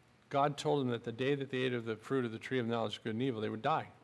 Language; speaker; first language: English; native; English